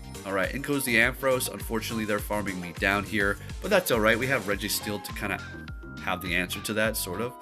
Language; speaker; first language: English; native; English